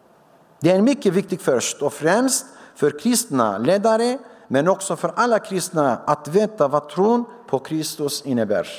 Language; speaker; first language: Swedish; non-native, fluent; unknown